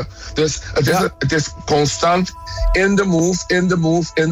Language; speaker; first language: Dutch; non-native, local second language; Papiamento